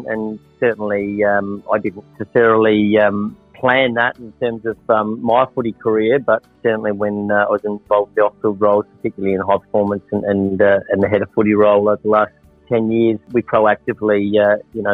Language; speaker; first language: English; native; English